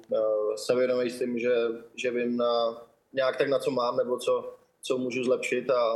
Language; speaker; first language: Czech; native; Czech